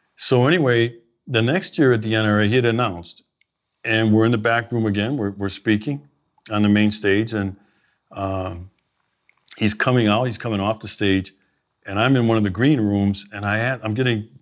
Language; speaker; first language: English; native; English